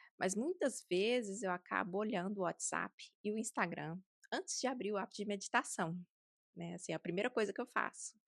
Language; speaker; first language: Portuguese; native; Portuguese